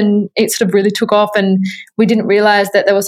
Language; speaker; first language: English; native; English